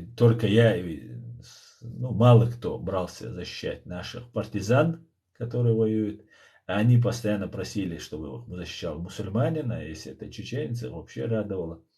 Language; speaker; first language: Russian; non-native, local second language; Chechen